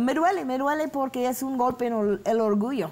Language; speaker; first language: Spanish; non-native, fluent; English